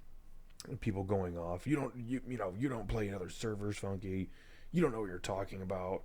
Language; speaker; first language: English; native; English